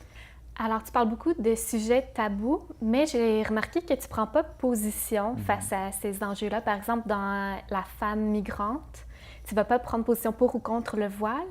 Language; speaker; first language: French; native; French